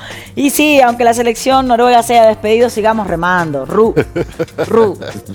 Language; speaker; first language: Spanish; native; Spanish